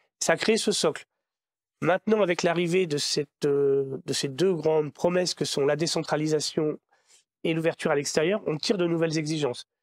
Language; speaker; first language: French; native; French